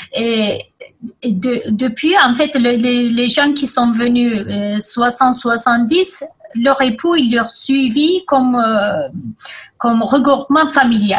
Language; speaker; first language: French; non-native, fluent; Kurdish